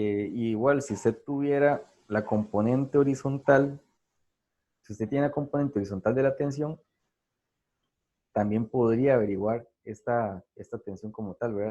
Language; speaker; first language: Spanish; native; Spanish